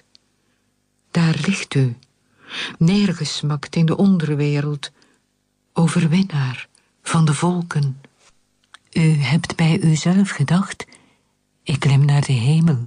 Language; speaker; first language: Dutch; native; Dutch